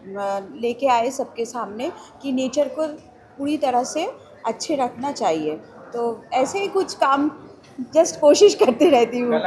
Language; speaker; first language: Hindi; non-native, local second language; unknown